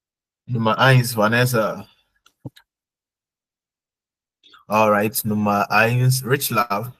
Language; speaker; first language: German; non-native, fluent; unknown